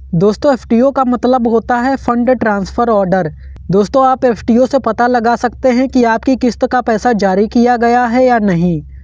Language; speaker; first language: Hindi; non-native, local second language; Marathi